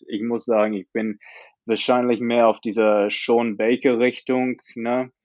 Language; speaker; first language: German; non-native, fluent; English